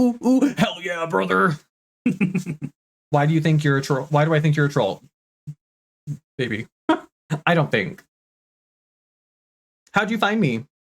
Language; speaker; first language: English; native; English